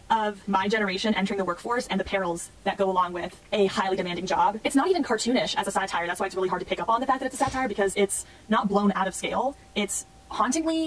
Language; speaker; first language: English; native; English